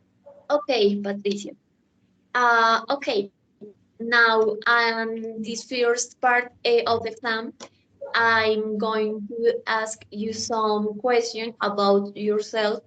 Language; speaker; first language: English; non-native, learner; Spanish